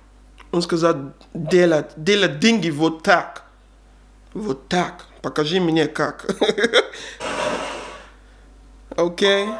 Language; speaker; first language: Russian; non-native, learner; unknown